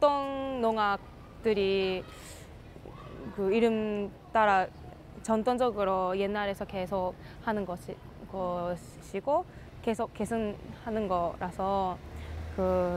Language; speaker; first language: Korean; early bilingual, heritage; Japanese